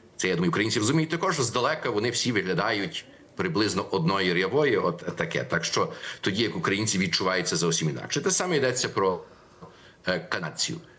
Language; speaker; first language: Ukrainian; early bilingual, heritage; Ukrainian